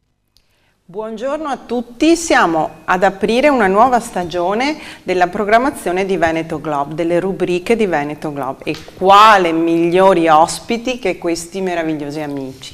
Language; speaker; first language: Italian; native; Italian